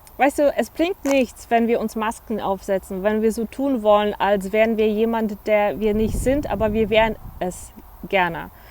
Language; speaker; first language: German; early bilingual, other home language; Polish